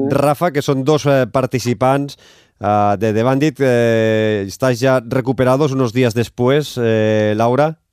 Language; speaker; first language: Spanish; non-native, local second language; Catalan